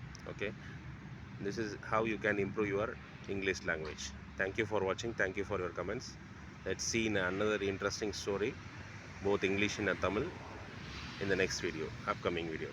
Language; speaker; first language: English; non-native, local second language; Tamil